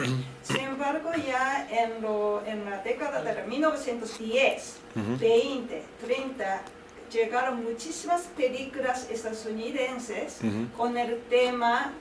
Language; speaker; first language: Spanish; non-native, fluent; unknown